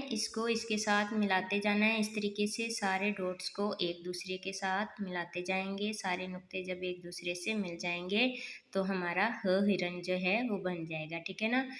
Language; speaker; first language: Urdu; non-native, local second language; Punjabi